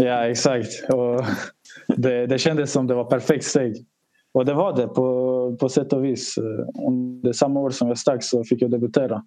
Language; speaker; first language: Swedish; early bilingual, other home language; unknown